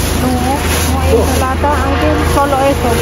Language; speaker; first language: Spanish; non-native, learner; Filipino